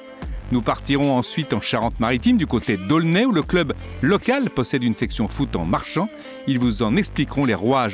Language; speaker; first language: French; native; French